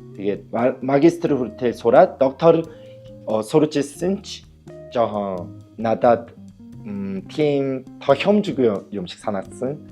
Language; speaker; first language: Mongolian; non-native, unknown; Korean